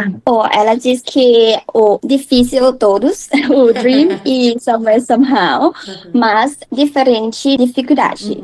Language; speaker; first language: Portuguese; non-native, learner; Thai